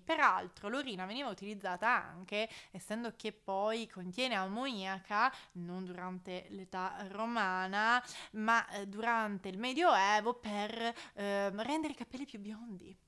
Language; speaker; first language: Italian; native; Italian